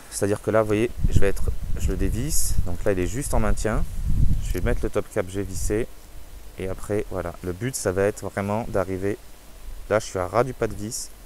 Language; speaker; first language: French; native; French